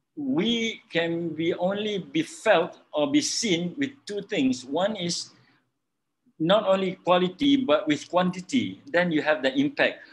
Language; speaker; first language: English; non-native, local second language; Malay